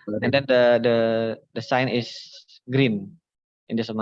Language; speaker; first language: English; non-native, learner; Indonesian